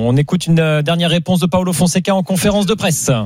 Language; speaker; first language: French; native; French